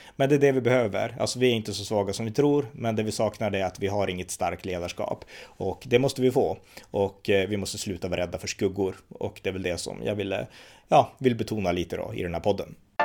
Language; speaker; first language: Swedish; native; Swedish